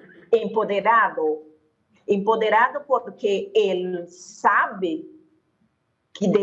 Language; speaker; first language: Spanish; non-native, fluent; Portuguese